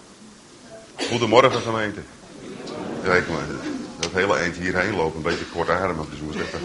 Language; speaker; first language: Dutch; native; Dutch